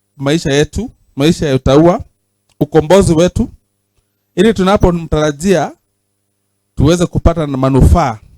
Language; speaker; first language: Swahili; non-native, local second language; Kikuyu